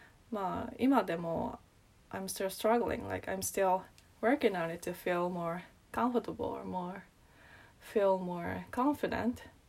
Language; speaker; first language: English; non-native, fluent; Japanese